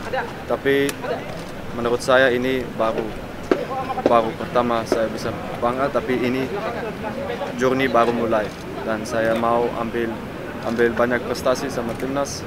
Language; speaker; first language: Indonesian; non-native, fluent; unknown